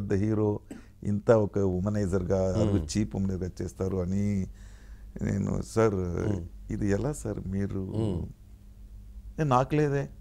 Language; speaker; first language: Telugu; non-native, learner; Tamil